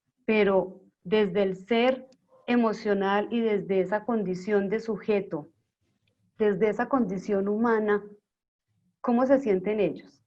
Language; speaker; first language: Spanish; native; Spanish